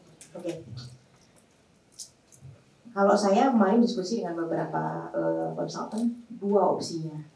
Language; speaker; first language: Indonesian; native; Indonesian